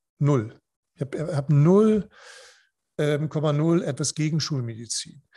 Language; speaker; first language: German; non-native, fluent; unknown